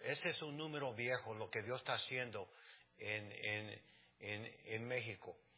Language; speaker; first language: Spanish; native; Spanish